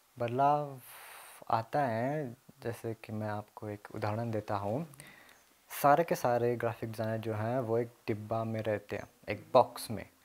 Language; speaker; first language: Hindi; early bilingual, heritage; Hindi